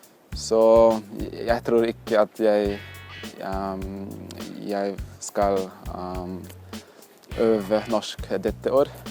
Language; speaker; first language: Norwegian; non-native, learner; Portuguese